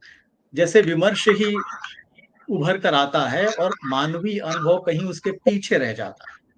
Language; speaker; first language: Hindi; native; Hindi